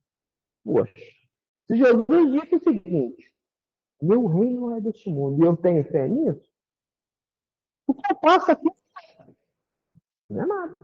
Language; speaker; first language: Portuguese; native; Portuguese